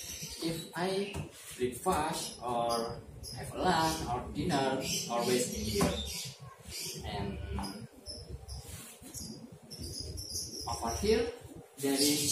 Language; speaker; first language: English; non-native, learner; Indonesian